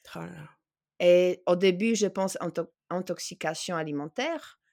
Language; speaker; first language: French; non-native, fluent; Polish